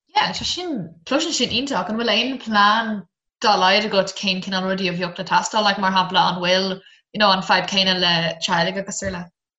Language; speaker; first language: Irish; non-native, local second language; English